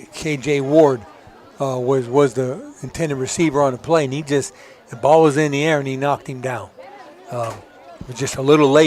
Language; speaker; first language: English; native; English